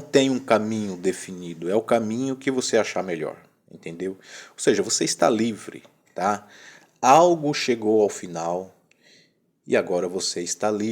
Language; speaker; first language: Portuguese; native; Portuguese